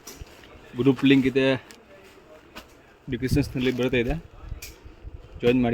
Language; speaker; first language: Kannada; non-native, local second language; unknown